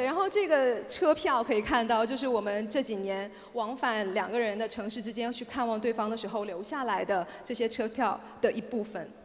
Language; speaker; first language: Chinese; native; Chinese